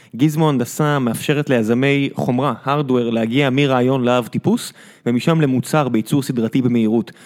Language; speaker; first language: Hebrew; native; Hebrew